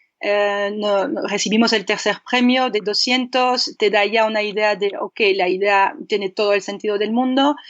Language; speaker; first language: Spanish; non-native, fluent; French